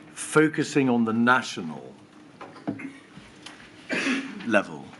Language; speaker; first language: English; native; English